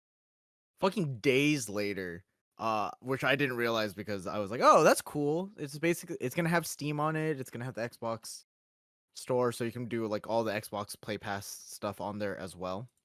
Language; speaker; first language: English; native; English